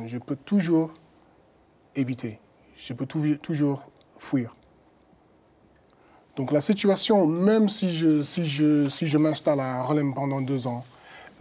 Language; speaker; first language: French; non-native, fluent; English